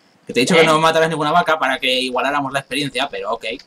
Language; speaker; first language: Spanish; native; Spanish